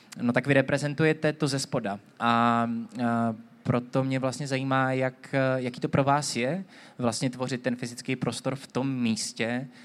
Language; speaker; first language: Czech; native; Czech